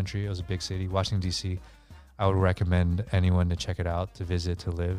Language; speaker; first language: English; native; English